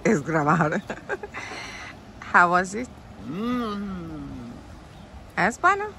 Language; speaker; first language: Spanish; non-native, fluent; English